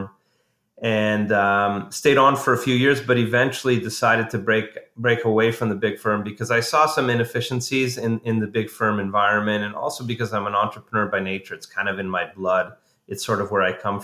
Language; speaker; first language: English; native; English